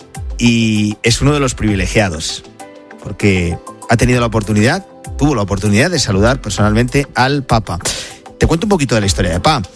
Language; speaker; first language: Spanish; native; Spanish